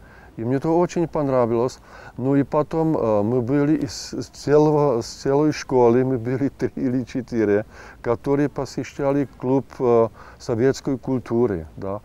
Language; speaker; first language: Russian; non-native, fluent; Czech